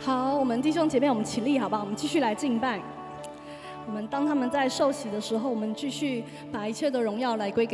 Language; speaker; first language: Chinese; native; Chinese